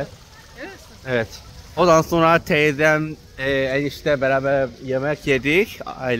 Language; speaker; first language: Turkish; non-native, learner; Chinese